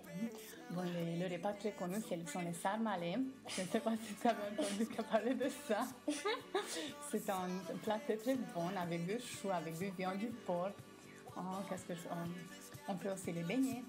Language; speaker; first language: French; non-native, fluent; Romanian